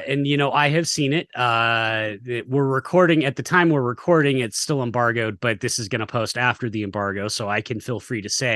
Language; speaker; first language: English; native; English